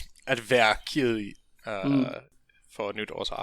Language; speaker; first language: Danish; non-native, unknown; English